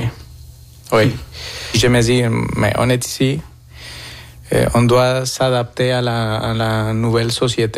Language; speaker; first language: French; non-native, fluent; Spanish